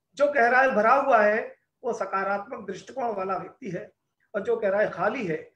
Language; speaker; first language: Hindi; native; Hindi